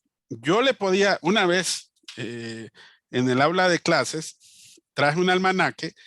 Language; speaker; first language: Spanish; native; Spanish